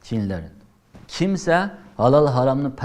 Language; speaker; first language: Turkish; non-native, learner; Uyghur